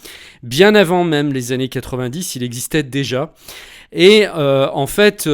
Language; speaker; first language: French; native; French